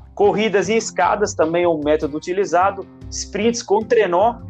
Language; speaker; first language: Portuguese; non-native, fluent; Italian